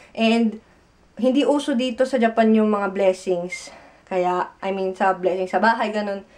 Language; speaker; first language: Filipino; native; Filipino